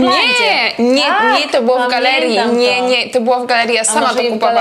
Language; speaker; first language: Polish; native; Polish